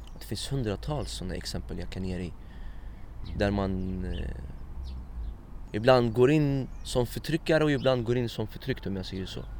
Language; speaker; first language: Swedish; early bilingual, other home language; Arabic